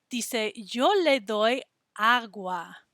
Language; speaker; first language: Spanish; non-native, fluent; English